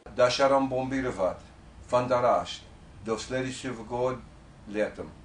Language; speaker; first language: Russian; non-native, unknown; English